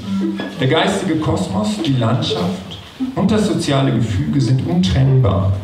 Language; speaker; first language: German; native; German